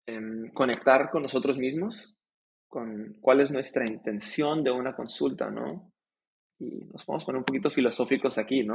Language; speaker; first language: Spanish; native; Spanish